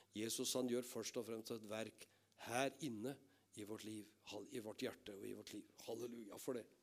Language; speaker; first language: Norwegian; native; Norwegian